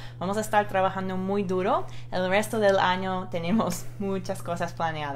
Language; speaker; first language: Spanish; non-native, fluent; English